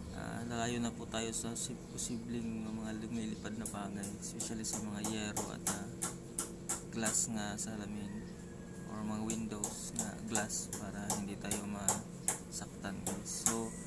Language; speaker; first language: Filipino; non-native, local second language; Iloko